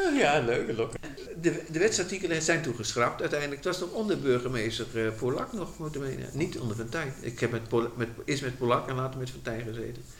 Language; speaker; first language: Dutch; native; Dutch